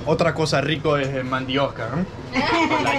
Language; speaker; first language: Spanish; non-native, learner; Danish